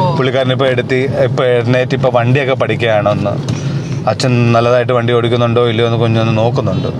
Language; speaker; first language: Malayalam; early bilingual, heritage; Malayalam